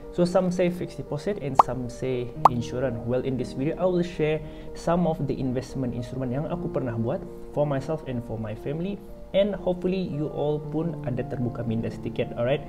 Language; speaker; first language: English; non-native, local second language; Malay